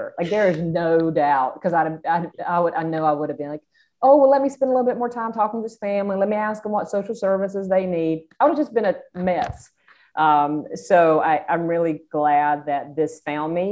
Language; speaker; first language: English; native; English